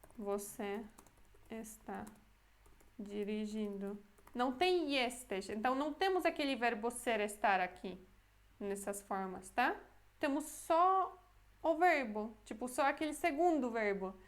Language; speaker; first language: Portuguese; non-native, fluent; Polish